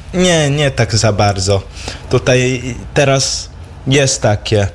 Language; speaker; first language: Polish; early bilingual, heritage; English